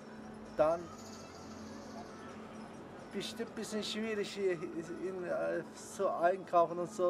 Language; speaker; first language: German; non-native, learner; Chinese